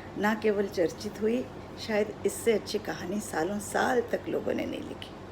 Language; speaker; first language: Hindi; non-native, local second language; Odia